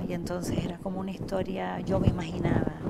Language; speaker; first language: Spanish; native; Spanish